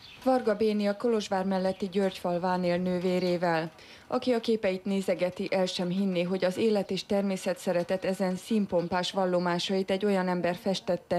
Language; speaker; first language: Hungarian; native; Hungarian